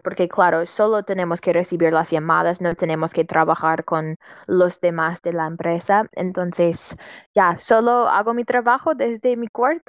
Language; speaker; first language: Spanish; non-native, fluent; English